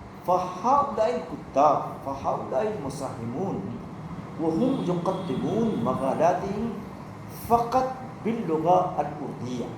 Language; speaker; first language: Arabic; non-native, fluent; Urdu